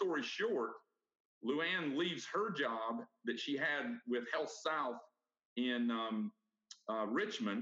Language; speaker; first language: English; native; English